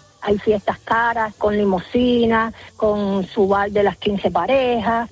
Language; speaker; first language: Spanish; native; Spanish